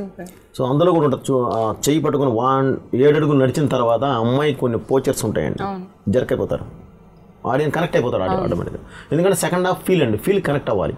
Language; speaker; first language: Telugu; native; Telugu